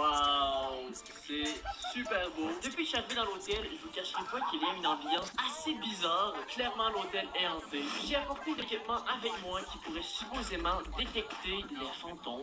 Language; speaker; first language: French; native; French